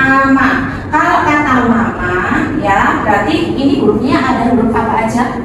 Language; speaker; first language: Indonesian; native; Indonesian